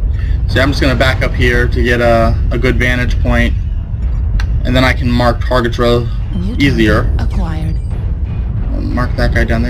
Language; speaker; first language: English; native; English